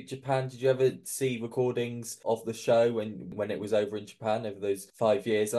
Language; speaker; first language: English; native; English